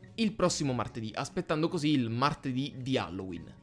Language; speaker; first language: Italian; native; Italian